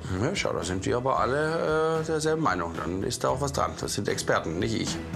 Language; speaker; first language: German; native; German